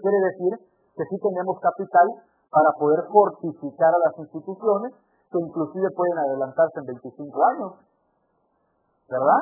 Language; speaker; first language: Spanish; native; Spanish